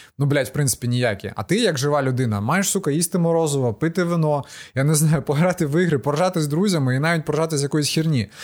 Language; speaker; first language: Ukrainian; non-native, local second language; Russian